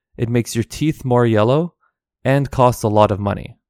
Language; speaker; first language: English; native; English